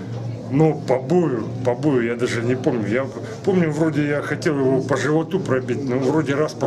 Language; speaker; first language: Russian; native; Russian